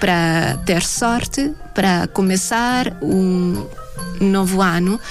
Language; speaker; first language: Portuguese; non-native, fluent; Thai